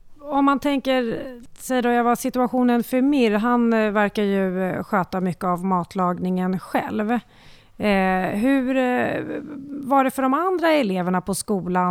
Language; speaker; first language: Swedish; native; Swedish